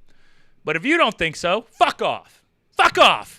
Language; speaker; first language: English; native; English